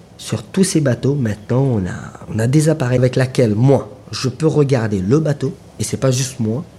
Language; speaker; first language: French; non-native, local second language; Morisyen